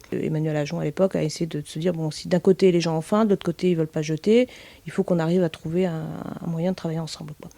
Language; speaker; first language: French; native; French